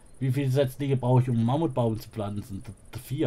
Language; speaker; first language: German; native; German